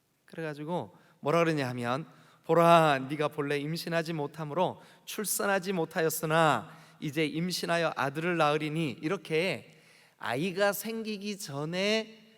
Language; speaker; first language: Korean; native; Korean